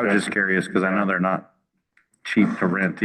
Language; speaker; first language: English; native; English